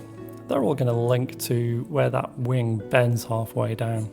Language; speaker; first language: English; native; English